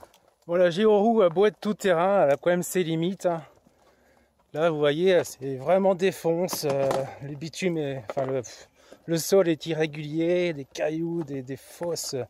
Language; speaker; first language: French; native; French